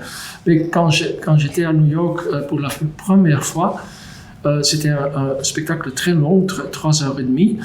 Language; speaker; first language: French; non-native, local second language; Dutch